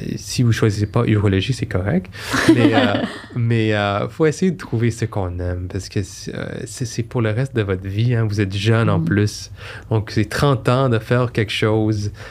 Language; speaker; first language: French; native; French